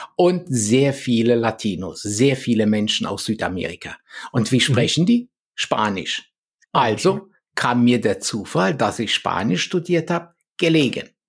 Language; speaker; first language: German; early bilingual, other home language; Polish